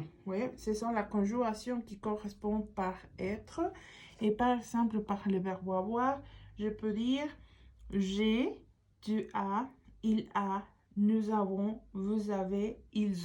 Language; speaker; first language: French; non-native, fluent; Spanish